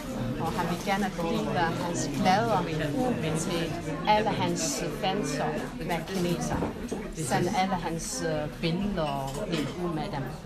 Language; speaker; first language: Danish; non-native, fluent; Chinese